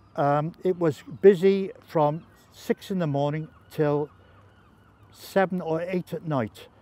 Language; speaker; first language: English; native; English